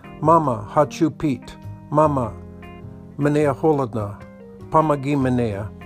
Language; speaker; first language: Russian; non-native, learner; English